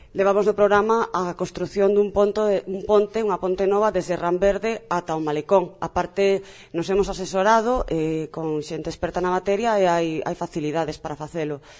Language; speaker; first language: Galician; non-native, local second language; Spanish